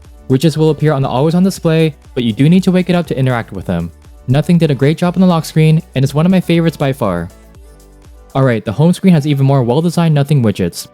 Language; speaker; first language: English; native; English